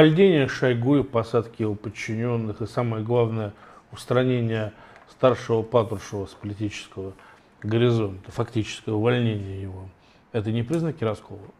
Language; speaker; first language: Russian; native; Russian